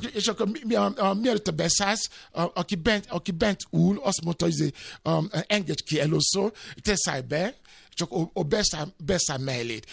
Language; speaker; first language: Hungarian; non-native, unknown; Yoruba